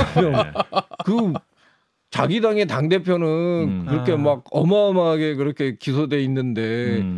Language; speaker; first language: Korean; native; Korean